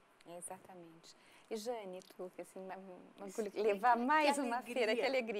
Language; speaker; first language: Portuguese; native; Portuguese